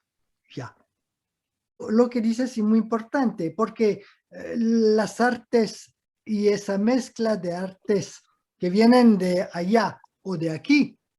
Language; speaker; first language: Spanish; non-native, fluent; French